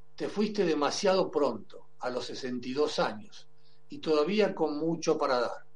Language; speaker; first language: Spanish; native; Spanish